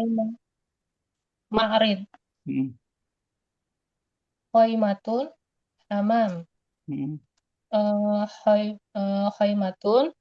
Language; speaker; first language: Arabic; non-native, learner; Indonesian